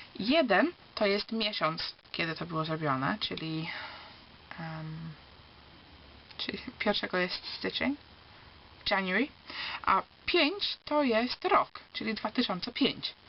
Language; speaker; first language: Polish; early bilingual, heritage; Polish